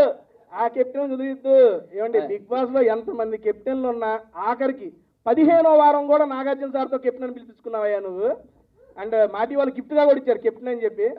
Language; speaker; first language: Telugu; native; Telugu